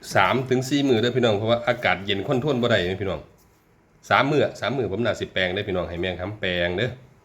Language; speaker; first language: Thai; native; Thai